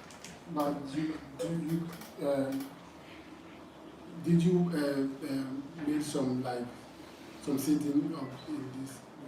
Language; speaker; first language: English; non-native, fluent; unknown